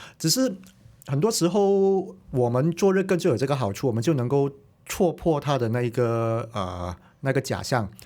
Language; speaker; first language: Chinese; native; Chinese